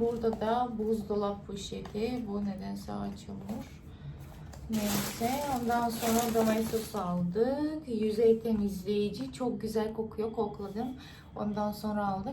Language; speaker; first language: Turkish; non-native, fluent; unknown